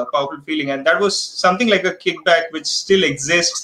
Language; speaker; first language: English; non-native, local second language; Marathi